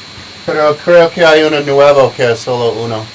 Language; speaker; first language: Spanish; non-native, learner; English